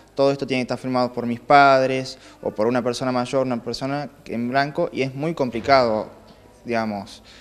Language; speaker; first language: Spanish; native; Spanish